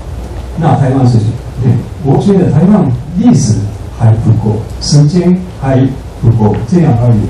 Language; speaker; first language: Chinese; non-native, fluent; Japanese